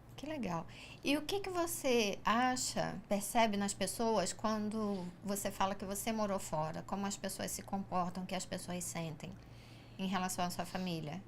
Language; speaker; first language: Portuguese; native; Portuguese